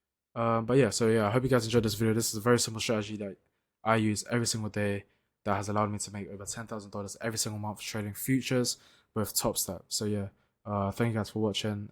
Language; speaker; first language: English; native; English